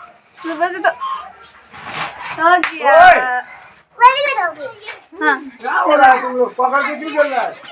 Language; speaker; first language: Hindi; non-native, local second language; Bangla